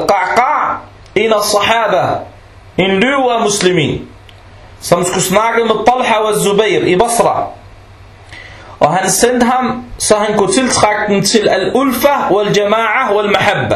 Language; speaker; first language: Danish; non-native, local second language; Arabic